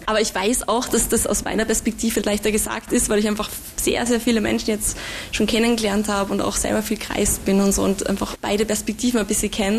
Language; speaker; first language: German; native; German